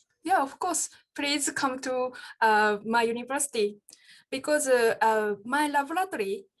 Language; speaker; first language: English; non-native, learner; Japanese